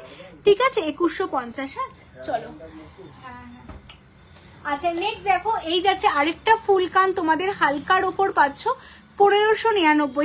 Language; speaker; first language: Bangla; native; Bangla